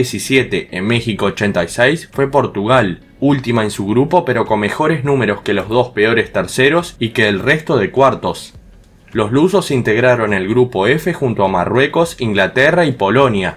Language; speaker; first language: Spanish; native; Spanish